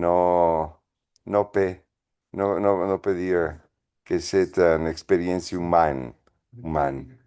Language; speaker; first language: French; non-native, fluent; Spanish